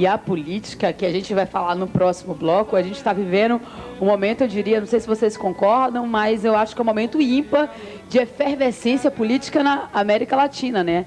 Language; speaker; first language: Portuguese; native; Portuguese